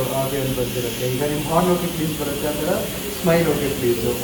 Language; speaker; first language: Kannada; non-native, local second language; Punjabi